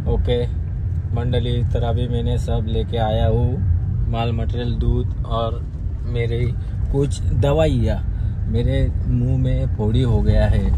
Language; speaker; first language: Hindi; non-native, local second language; Marathi